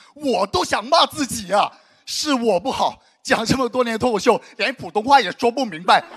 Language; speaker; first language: Chinese; native; Chinese